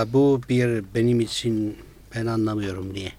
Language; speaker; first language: Turkish; non-native, fluent; Italian